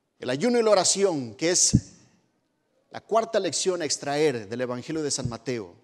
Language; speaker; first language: Spanish; native; Spanish